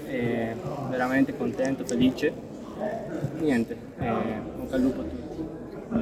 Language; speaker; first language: Italian; non-native, learner; Spanish